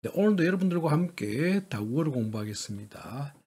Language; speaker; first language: Korean; native; Korean